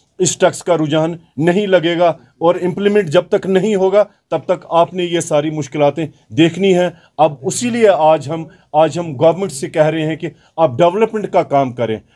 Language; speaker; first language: Hindi; non-native, local second language; Kashmiri